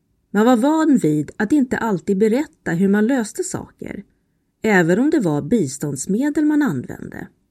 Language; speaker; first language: Swedish; native; Swedish